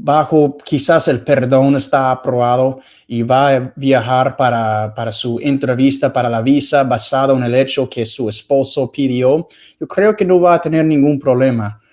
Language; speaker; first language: Spanish; non-native, fluent; English